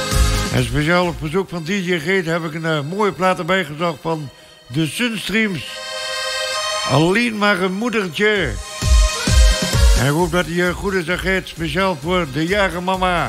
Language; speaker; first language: Dutch; native; Dutch